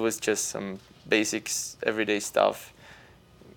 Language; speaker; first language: English; non-native, fluent; Czech